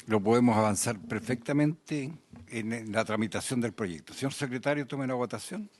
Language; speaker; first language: Spanish; native; Spanish